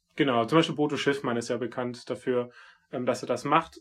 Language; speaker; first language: German; native; German